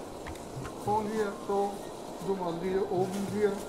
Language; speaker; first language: Dutch; non-native, learner; Punjabi